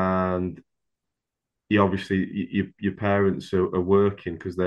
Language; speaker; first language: English; native; English